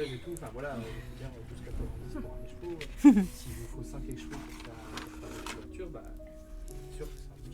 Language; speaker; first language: French; native; French